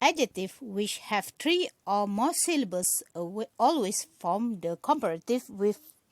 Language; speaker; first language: English; non-native, local second language; Malay